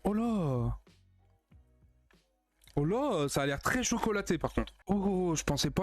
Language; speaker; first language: French; native; French